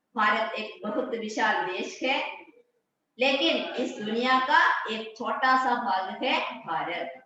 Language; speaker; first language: Hindi; non-native, local second language; Malayalam